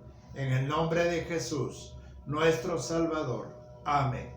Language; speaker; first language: Spanish; native; Spanish